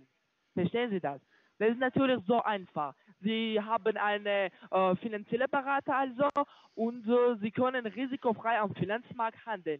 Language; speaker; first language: German; non-native, learner; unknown